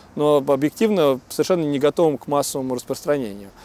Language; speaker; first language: Russian; native; Russian